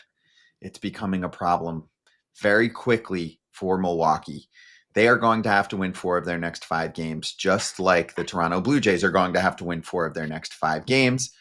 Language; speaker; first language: English; native; English